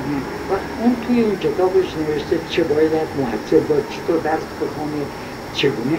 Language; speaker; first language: Persian; native; Persian